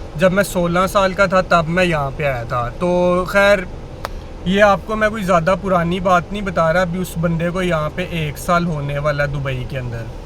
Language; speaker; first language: Urdu; non-native, local second language; Punjabi